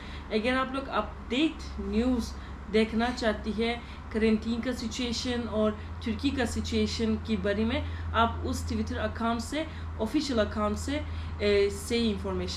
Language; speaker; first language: Hindi; non-native, learner; Turkish